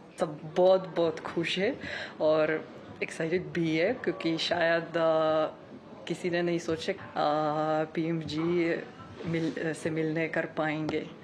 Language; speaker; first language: Hindi; non-native, learner; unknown